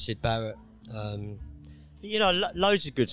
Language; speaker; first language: English; native; English